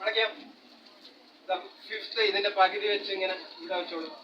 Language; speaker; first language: Malayalam; native; Malayalam